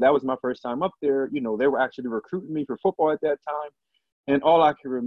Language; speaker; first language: English; native; English